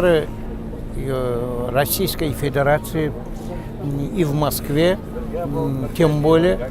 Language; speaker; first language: Russian; non-native, local second language; Tatar